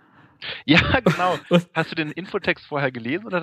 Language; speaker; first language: German; native; German